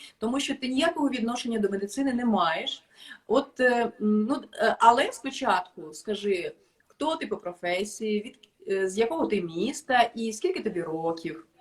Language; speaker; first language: Ukrainian; non-native, local second language; Russian